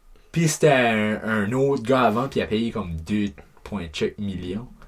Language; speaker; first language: French; native; French